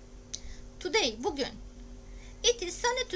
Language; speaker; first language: English; non-native, fluent; Turkish